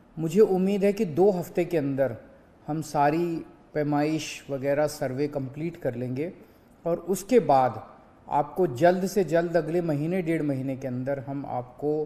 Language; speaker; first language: Hindi; native; Hindi